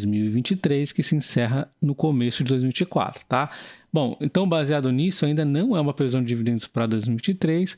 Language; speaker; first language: Portuguese; native; Portuguese